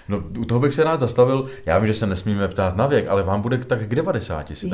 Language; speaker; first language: Czech; native; Czech